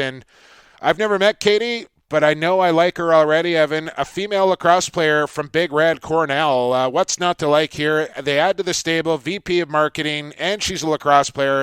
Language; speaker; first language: English; native; English